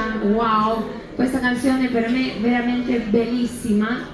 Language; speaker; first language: Italian; non-native, fluent; Spanish